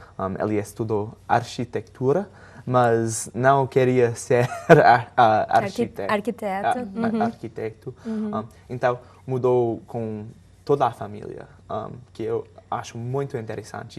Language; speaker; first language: Portuguese; non-native, fluent; English